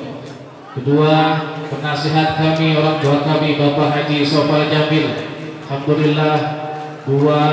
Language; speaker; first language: Indonesian; native; Indonesian